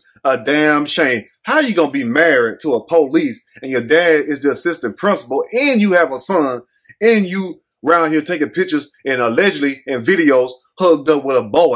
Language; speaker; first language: English; native; English